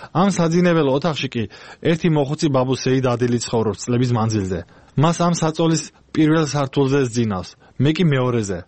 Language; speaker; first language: Georgian; non-native, local second language; Azerbaijani